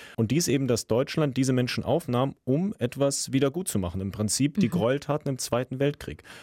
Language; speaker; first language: German; early bilingual, other home language; Russian